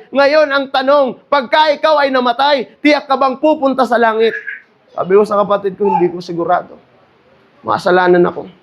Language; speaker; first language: Filipino; non-native, local second language; Cebuano